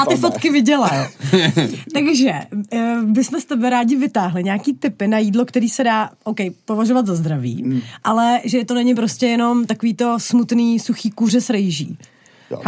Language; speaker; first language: Czech; native; Czech